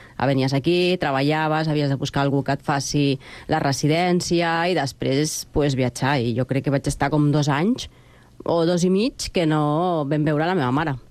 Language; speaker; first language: Catalan; non-native, fluent; Spanish